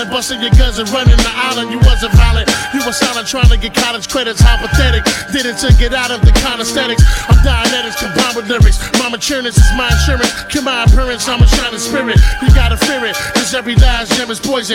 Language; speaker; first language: English; native; English